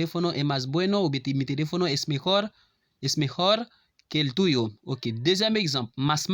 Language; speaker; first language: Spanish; non-native, learner; Haitian Creole